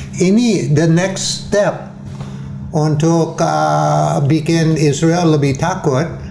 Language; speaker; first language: Indonesian; non-native, fluent; English